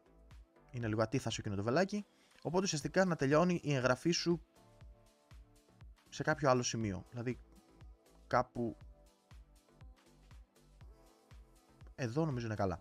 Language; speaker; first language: Greek; native; Greek